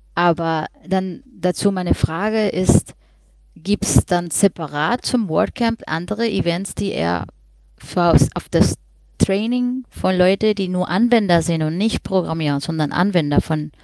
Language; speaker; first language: German; non-native, fluent; Spanish